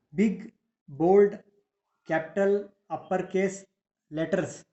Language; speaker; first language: English; non-native, local second language; Kannada